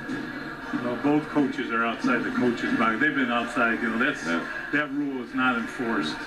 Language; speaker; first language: English; native; English